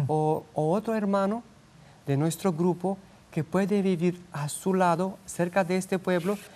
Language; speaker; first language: Spanish; non-native, fluent; Romanian